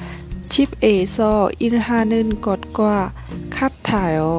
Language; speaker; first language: Korean; non-native, learner; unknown